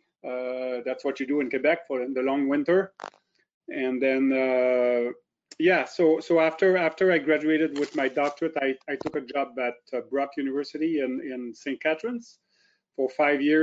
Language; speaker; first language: English; non-native, fluent; French